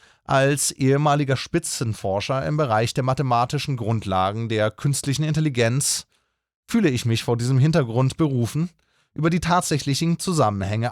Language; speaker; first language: German; native; German